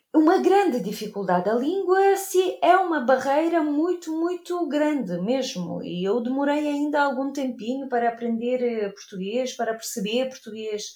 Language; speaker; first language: Portuguese; non-native, fluent; Ukrainian